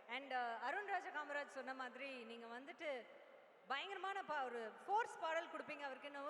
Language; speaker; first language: Tamil; native; Tamil